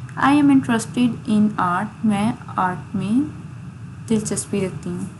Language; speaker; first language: Urdu; native; Urdu